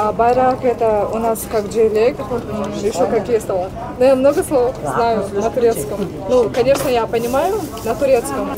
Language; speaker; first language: Russian; non-native, local second language; Kyrgyz